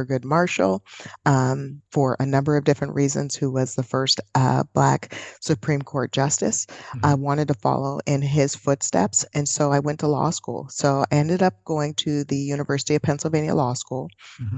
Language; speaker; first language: English; native; English